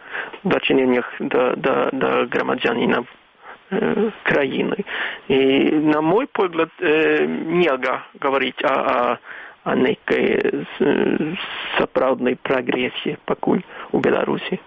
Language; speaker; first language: Belarusian; non-native, fluent; Swedish